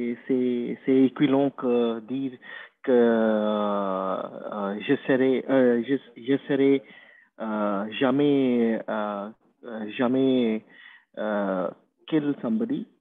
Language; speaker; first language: French; non-native, learner; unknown